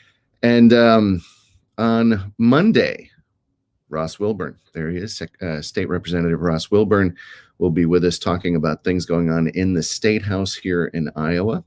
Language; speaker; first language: English; native; English